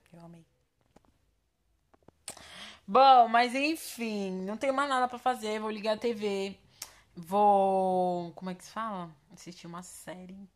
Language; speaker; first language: Portuguese; native; Portuguese